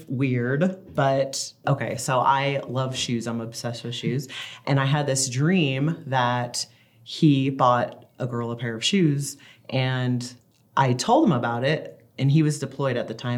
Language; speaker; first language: English; native; English